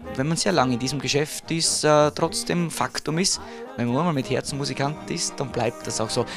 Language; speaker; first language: German; native; German